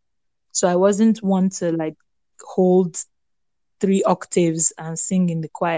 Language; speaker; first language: English; non-native, local second language; Yoruba